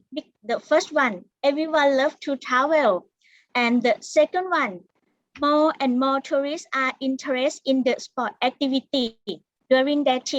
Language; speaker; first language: English; non-native, learner; Thai